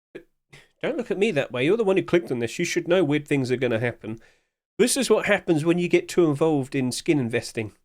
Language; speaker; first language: English; native; English